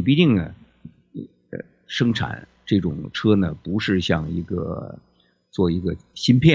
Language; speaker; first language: Chinese; native; Chinese